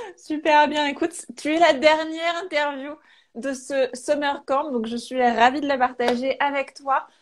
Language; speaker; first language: French; native; French